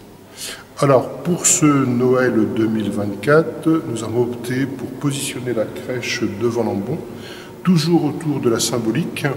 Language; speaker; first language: French; native; French